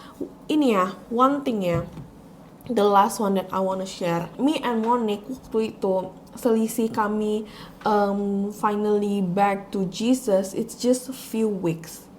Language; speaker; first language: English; non-native, learner; Indonesian